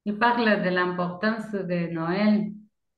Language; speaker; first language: French; non-native, learner; Spanish